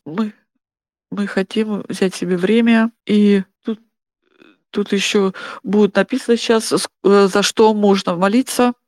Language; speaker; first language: Russian; non-native, fluent; German